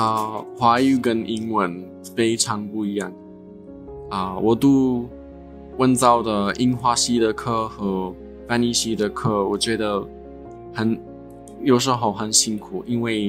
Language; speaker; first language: Chinese; non-native, learner; English